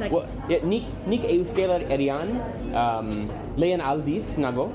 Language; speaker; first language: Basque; non-native, learner; English